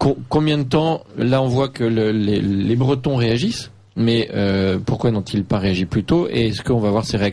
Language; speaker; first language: French; native; French